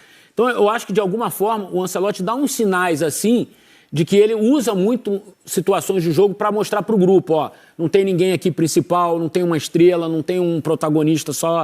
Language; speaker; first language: Portuguese; native; Portuguese